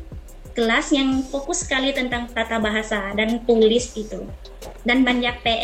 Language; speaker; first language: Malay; non-native, fluent; Thai